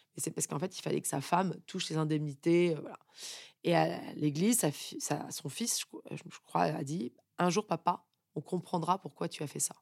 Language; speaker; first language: French; native; French